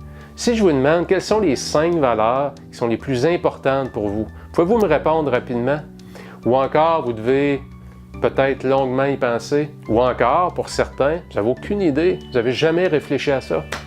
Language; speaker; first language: French; native; French